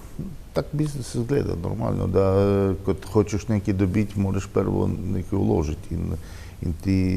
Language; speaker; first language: Slovenian; non-native, learner; Russian